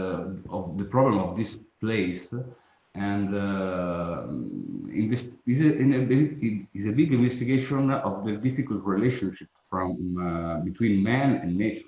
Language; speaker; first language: English; non-native, learner; Italian